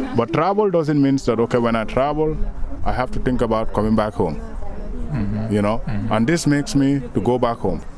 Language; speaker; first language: English; non-native, local second language; Wolof